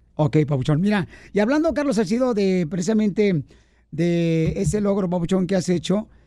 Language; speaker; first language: Spanish; native; Spanish